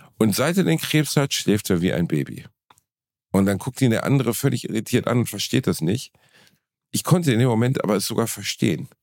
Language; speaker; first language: German; native; German